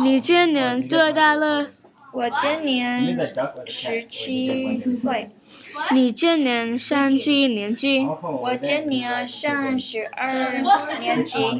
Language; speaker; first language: Chinese; non-native, learner; English